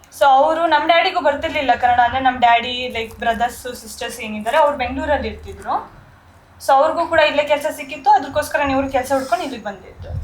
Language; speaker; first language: Kannada; early bilingual, other home language; Nepali